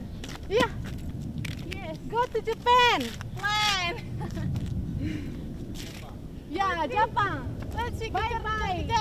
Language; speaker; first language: English; non-native, learner; Indonesian